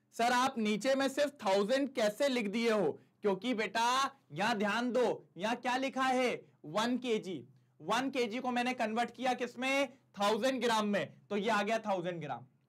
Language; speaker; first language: Hindi; native; Hindi